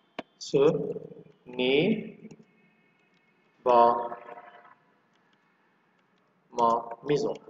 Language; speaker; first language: French; non-native, fluent; Arabic